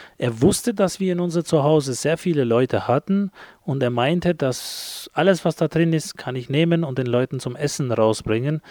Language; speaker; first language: German; non-native, fluent; Albanian